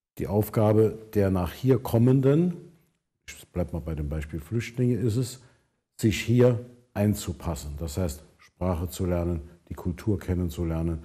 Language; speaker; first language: German; native; German